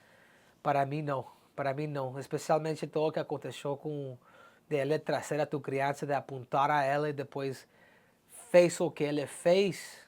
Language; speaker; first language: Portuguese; non-native, learner; English